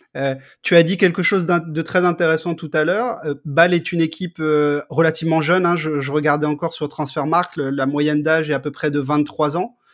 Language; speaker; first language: French; native; French